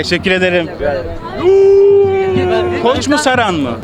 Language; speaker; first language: Turkish; native; Turkish